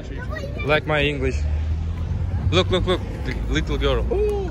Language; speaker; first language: English; non-native, learner; Russian